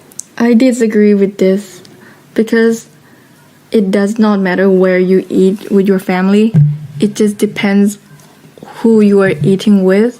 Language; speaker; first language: English; non-native, fluent; Thai